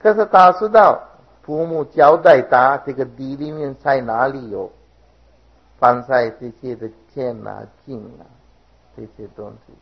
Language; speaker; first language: Chinese; non-native, fluent; Sinhala